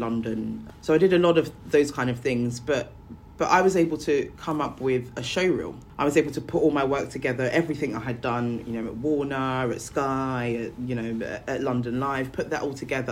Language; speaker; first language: English; native; English